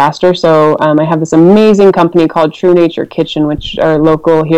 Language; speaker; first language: English; native; English